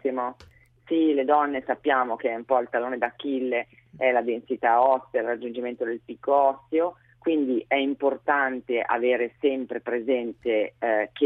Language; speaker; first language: Italian; native; Italian